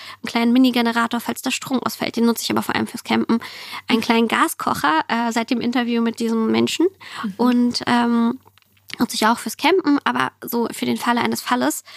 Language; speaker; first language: German; early bilingual, other home language; Russian